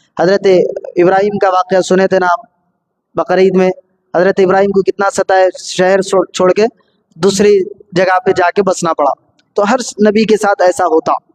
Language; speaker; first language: Urdu; native; Urdu